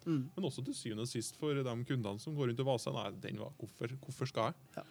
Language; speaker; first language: Norwegian; native; Norwegian